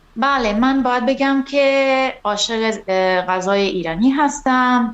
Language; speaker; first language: Persian; non-native, fluent; Italian